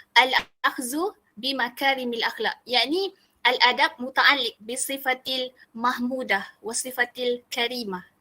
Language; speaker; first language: Arabic; non-native, learner; Malay